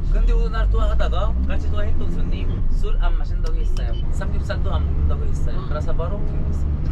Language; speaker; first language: Korean; non-native, fluent; Arabic